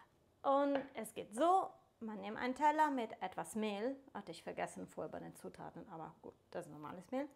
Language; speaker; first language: German; non-native, fluent; Italian